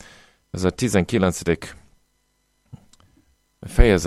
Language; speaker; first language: Hungarian; non-native, fluent; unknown